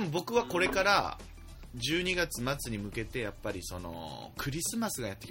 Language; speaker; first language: Japanese; native; Japanese